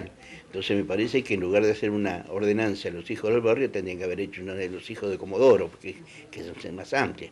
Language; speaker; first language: Spanish; native; Spanish